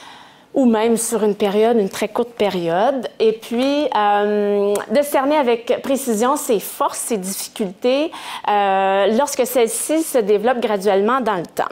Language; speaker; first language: French; native; French